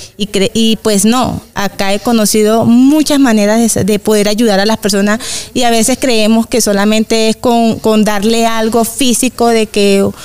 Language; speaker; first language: Spanish; native; Spanish